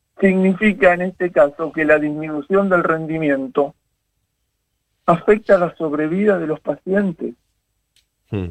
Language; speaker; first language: Spanish; native; Spanish